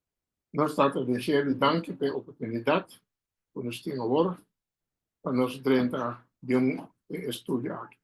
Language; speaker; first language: Portuguese; non-native, learner; Papiamento